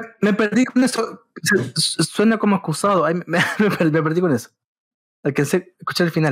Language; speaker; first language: Spanish; native; Spanish